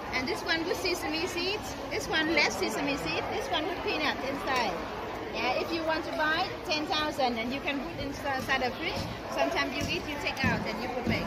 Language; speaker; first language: English; non-native, learner; Vietnamese